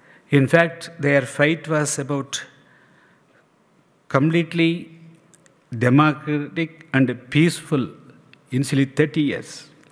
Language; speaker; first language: English; non-native, local second language; Tamil